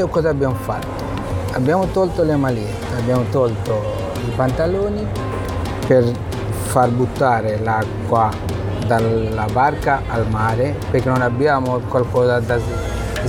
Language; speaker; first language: Italian; non-native, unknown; Bangla